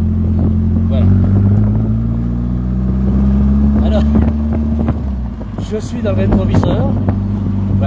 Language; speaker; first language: French; native; French